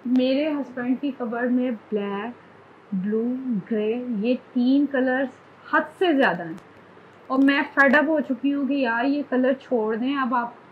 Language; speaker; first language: Urdu; native; Urdu